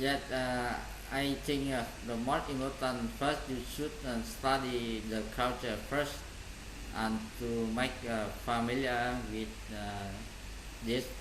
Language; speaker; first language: English; non-native, learner; Vietnamese